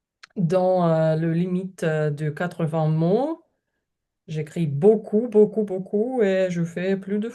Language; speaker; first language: French; non-native, learner; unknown